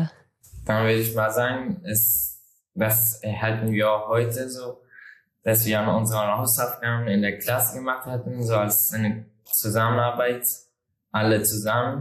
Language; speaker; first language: German; non-native, learner; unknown